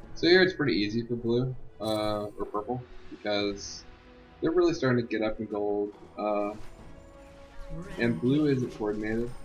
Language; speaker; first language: English; native; English